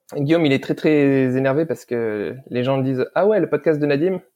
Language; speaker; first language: French; early bilingual, other home language; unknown